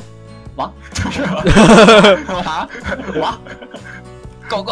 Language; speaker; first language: Chinese; native; Chinese